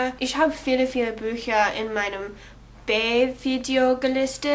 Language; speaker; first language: German; non-native, learner; English